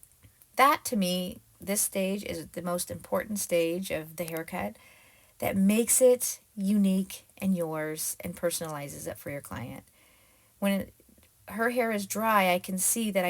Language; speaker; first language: English; native; English